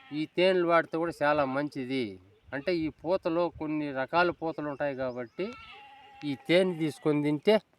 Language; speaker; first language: Telugu; native; Telugu